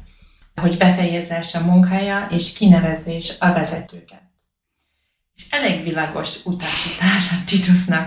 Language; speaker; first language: Hungarian; non-native, learner; English